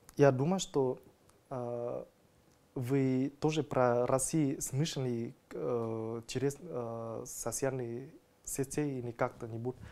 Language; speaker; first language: Russian; non-native, learner; Vietnamese